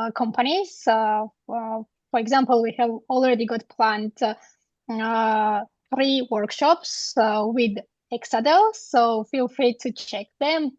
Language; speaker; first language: English; non-native, fluent; Georgian